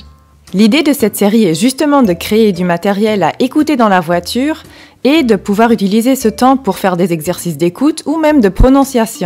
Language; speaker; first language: French; non-native, local second language; Luxembourgish